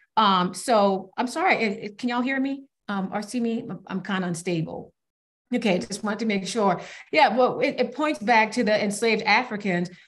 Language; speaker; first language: English; native; English